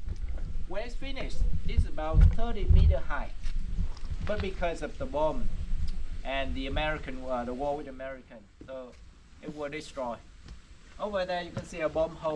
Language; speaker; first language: English; non-native, fluent; Vietnamese